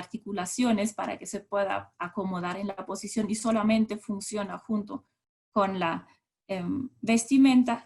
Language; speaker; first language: Spanish; non-native, fluent; German